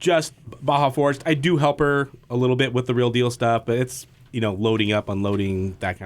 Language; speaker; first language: English; native; English